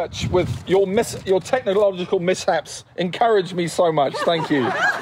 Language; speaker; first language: English; native; English